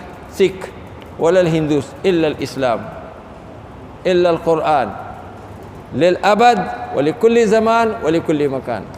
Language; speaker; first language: Arabic; non-native, fluent; Urdu